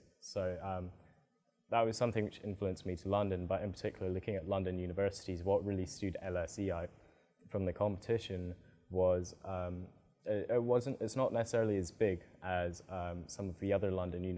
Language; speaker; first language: English; native; English